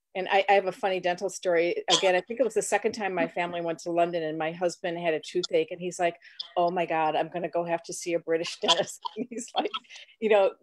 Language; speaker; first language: English; native; English